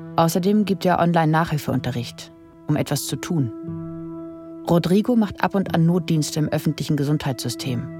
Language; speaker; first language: German; native; German